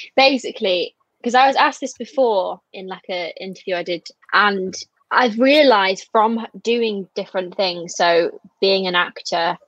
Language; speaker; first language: English; native; English